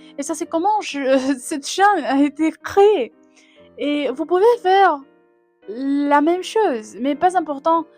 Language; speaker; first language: French; non-native, learner; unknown